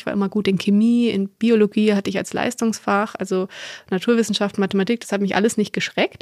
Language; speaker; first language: German; native; German